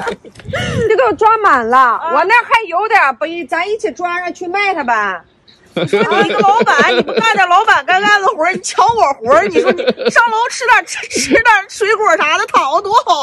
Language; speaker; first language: Chinese; non-native, fluent; Russian